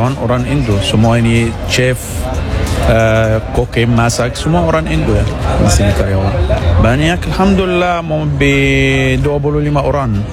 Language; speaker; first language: Indonesian; non-native, learner; Arabic